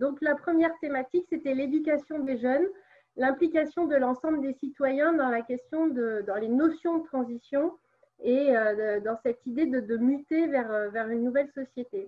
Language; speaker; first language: French; native; French